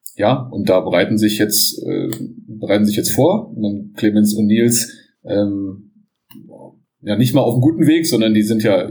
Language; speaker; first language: German; native; German